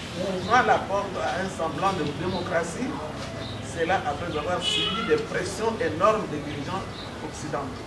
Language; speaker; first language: French; non-native, local second language; Lingala